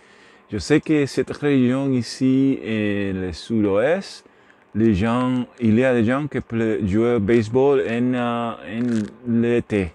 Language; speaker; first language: French; non-native, learner; Spanish